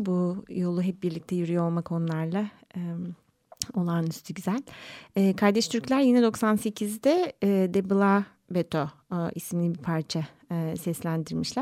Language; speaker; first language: Turkish; native; Turkish